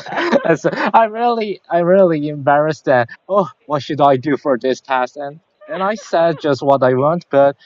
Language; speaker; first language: English; non-native, learner; Korean